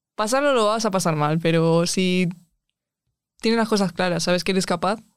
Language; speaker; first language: Spanish; native; Spanish